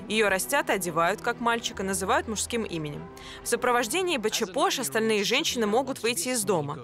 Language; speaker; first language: Russian; native; Russian